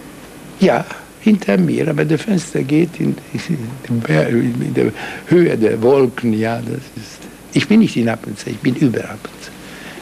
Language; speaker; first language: German; non-native, fluent; Hungarian